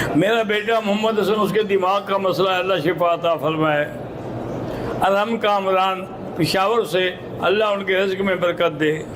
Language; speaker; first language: Urdu; native; Urdu